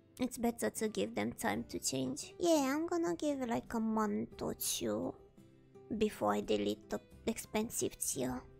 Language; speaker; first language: English; non-native, fluent; Japanese